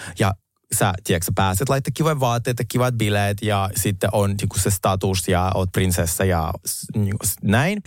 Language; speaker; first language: Finnish; early bilingual, other home language; Russian